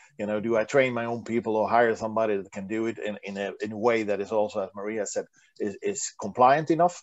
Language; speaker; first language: English; non-native, fluent; Swedish